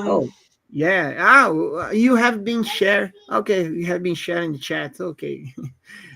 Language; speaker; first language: English; non-native, fluent; Portuguese